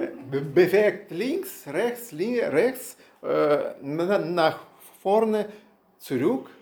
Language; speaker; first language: German; non-native, learner; Russian